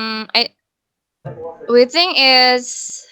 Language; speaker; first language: English; non-native, learner; Indonesian